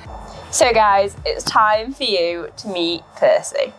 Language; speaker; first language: English; native; English